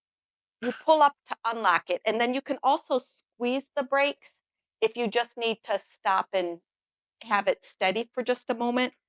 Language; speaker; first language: English; native; English